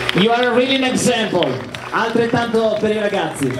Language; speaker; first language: English; non-native, learner; Italian